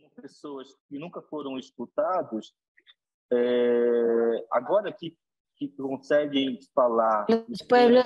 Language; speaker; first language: Spanish; non-native, learner; Portuguese